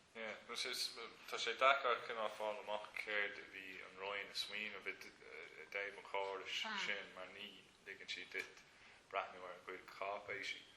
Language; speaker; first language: Irish; non-native, local second language; English